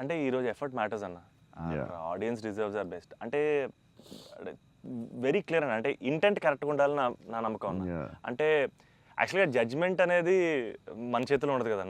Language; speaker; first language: Telugu; native; Telugu